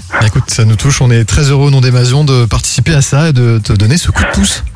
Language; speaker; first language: French; native; French